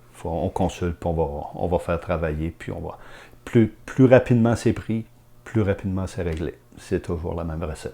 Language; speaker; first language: French; native; French